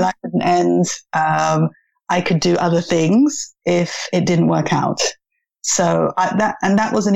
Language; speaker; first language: English; native; English